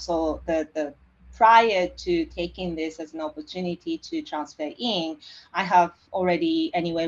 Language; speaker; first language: English; non-native, fluent; Japanese